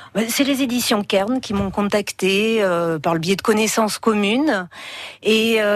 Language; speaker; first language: French; native; French